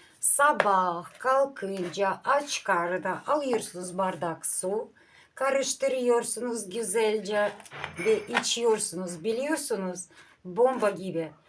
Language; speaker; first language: Turkish; non-native, learner; Russian